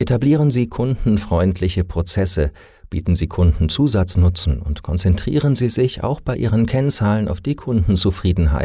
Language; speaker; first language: German; native; German